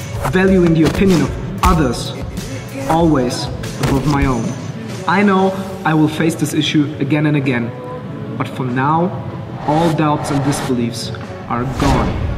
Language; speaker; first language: English; non-native, fluent; German